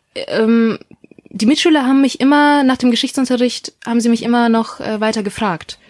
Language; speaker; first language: German; non-native, local second language; Russian